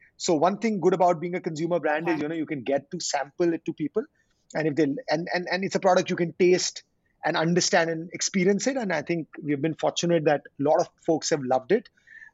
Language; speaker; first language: English; non-native, local second language; Hindi